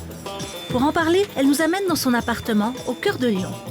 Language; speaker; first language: French; native; French